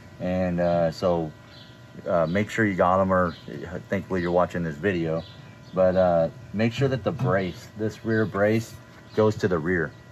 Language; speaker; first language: English; native; English